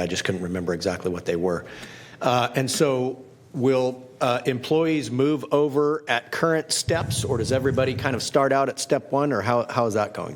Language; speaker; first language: English; native; English